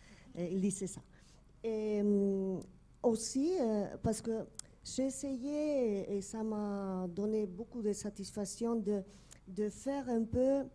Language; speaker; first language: French; non-native, fluent; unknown